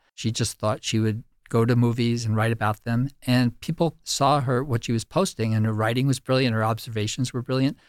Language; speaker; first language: English; native; English